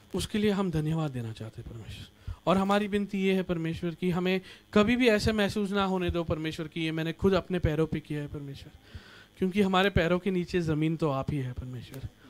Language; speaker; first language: Hindi; non-native, local second language; Marathi